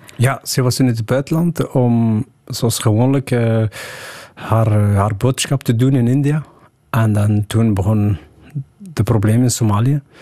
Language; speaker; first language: Dutch; early bilingual, other home language; Somali